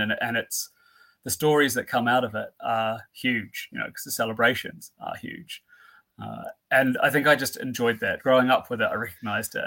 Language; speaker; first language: English; native; English